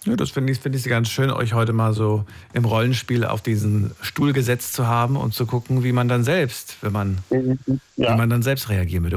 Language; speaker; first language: German; native; German